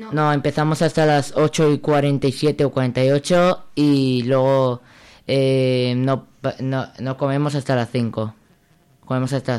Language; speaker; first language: Spanish; early bilingual, other home language; Arabic